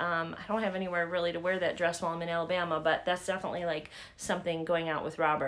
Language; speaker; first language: English; native; English